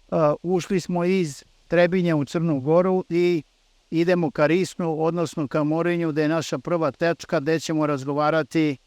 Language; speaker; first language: Bosnian; native; Bosnian